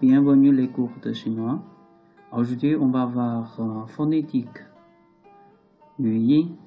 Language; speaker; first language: French; non-native, learner; Chinese